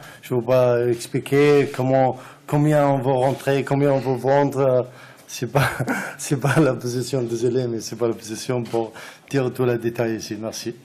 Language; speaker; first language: French; non-native, learner; Arabic